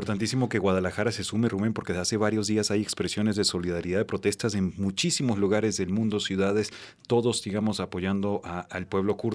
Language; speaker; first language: Spanish; native; Spanish